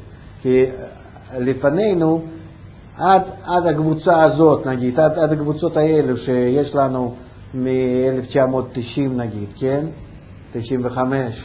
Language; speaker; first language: Hebrew; non-native, fluent; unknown